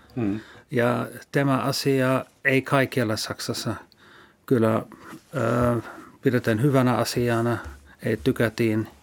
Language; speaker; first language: Finnish; non-native, fluent; German